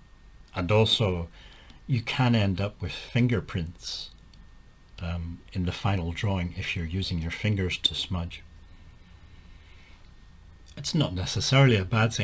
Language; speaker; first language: English; native; English